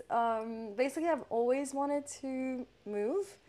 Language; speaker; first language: English; non-native, fluent; French